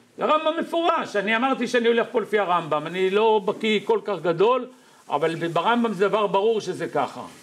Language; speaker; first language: Hebrew; native; Hebrew